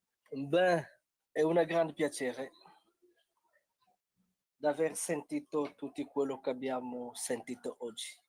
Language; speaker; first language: Italian; non-native, learner; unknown